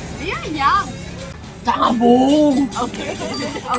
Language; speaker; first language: English; non-native, learner; Japanese